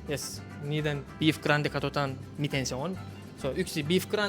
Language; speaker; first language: Finnish; non-native, learner; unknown